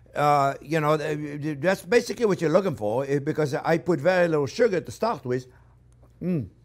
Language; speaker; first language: English; non-native, fluent; French